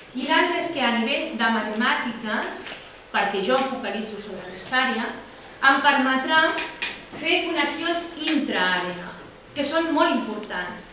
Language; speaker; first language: Catalan; native; Catalan